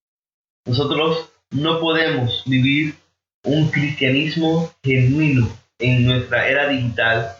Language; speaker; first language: Spanish; native; Spanish